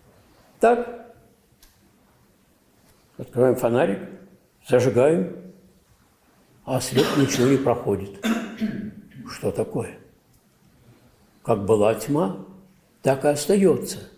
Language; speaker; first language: Russian; native; Russian